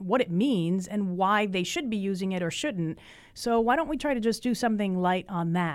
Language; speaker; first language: English; early bilingual, other home language; Spanish